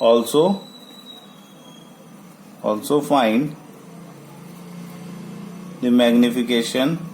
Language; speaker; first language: English; non-native, local second language; Hindi